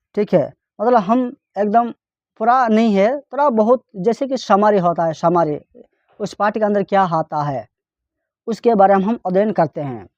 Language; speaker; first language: Hindi; non-native, local second language; Telugu